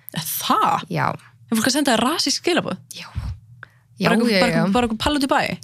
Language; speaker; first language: Icelandic; early bilingual, other home language; Arabic